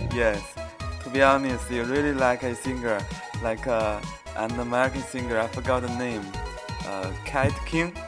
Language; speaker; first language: English; non-native, learner; Chinese